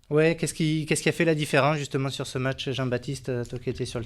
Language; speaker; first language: French; native; French